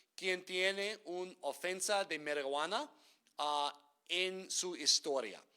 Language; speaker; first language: Spanish; non-native, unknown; English